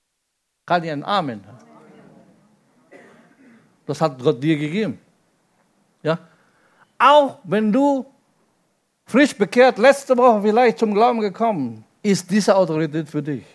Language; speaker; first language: German; non-native, fluent; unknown